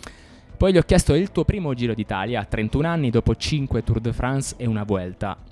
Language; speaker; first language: Italian; native; Italian